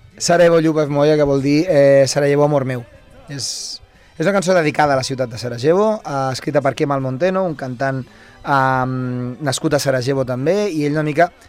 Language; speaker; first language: Catalan; native; Catalan